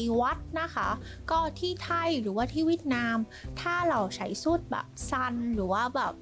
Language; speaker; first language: Thai; non-native, fluent; Vietnamese